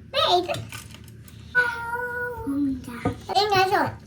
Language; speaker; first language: Dutch; early bilingual, other home language; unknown